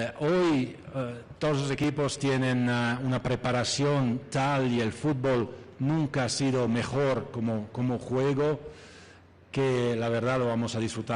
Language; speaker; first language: Spanish; non-native, fluent; Italian